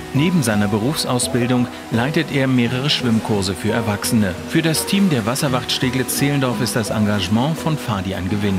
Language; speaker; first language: German; native; German